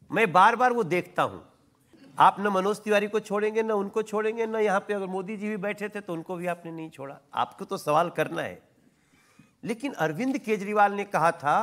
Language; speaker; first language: Hindi; native; Hindi